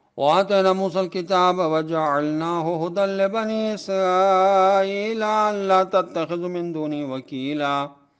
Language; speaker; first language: Arabic; non-native, fluent; Urdu